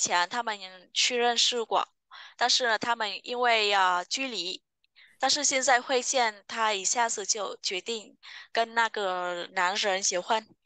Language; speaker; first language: Chinese; non-native, fluent; Vietnamese